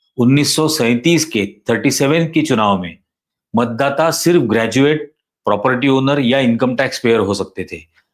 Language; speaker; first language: Hindi; non-native, local second language; Marathi